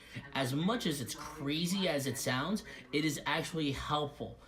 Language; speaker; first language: English; native; English